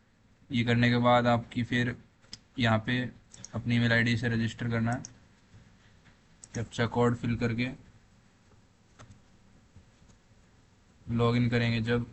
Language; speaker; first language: Hindi; native; Hindi